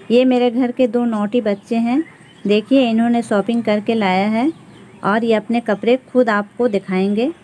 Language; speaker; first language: Hindi; native; Hindi